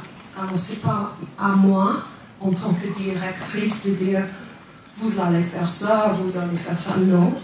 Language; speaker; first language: French; non-native, fluent; English